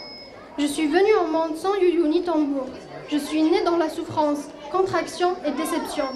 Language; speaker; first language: French; non-native, local second language; Kabyle